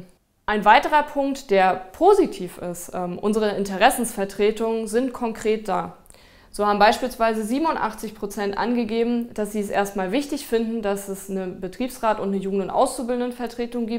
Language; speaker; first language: German; native; German